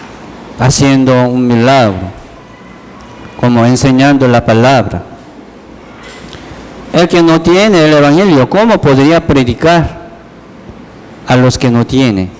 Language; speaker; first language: Spanish; non-native, learner; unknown